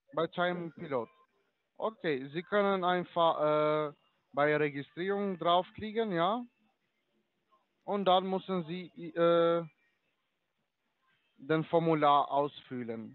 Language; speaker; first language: German; non-native, learner; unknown